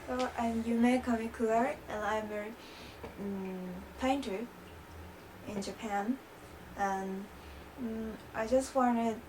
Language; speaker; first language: English; non-native, learner; Japanese